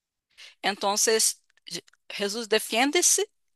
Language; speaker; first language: Spanish; non-native, fluent; Portuguese